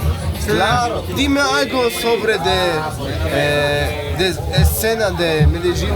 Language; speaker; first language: Spanish; non-native, learner; German